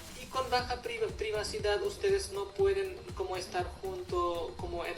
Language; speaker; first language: Spanish; non-native, fluent; Hindi